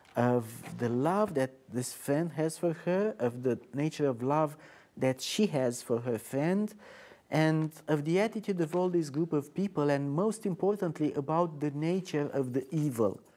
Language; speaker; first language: English; non-native, fluent; Romanian